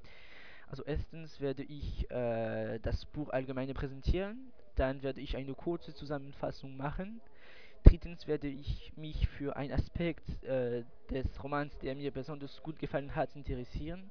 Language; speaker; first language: German; non-native, learner; French